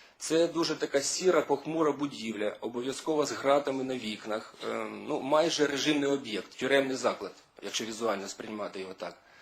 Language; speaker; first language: Ukrainian; native; Ukrainian